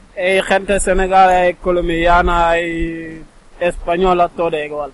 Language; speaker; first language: Spanish; non-native, learner; Wolof